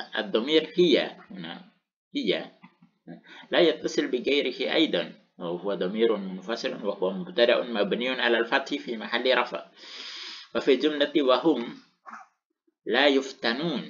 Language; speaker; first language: Arabic; non-native, fluent; Indonesian